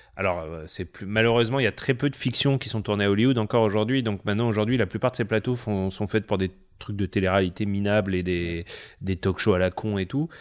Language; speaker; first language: French; native; French